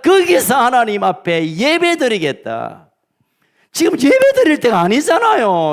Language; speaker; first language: Korean; native; Korean